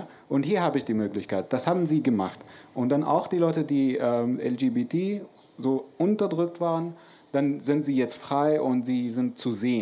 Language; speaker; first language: German; non-native, fluent; Arabic